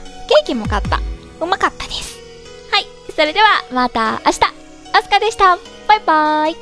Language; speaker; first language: Japanese; native; Japanese